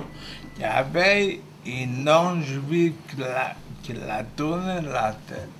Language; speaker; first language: French; non-native, fluent; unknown